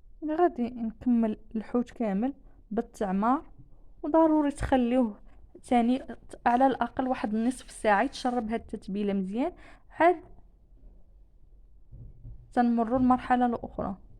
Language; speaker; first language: Arabic; native; Arabic